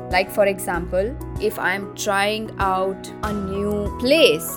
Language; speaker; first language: English; non-native, local second language; Marathi